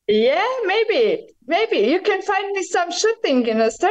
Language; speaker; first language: English; non-native, learner; Croatian